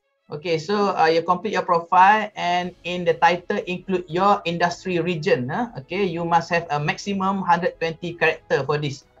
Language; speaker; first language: English; non-native, local second language; Malay